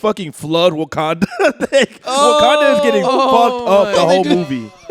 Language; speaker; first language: English; native; English